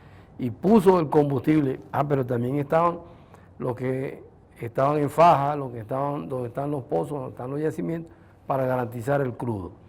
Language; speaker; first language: Spanish; native; Spanish